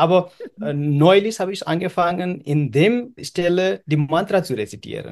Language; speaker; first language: German; non-native, fluent; Nepali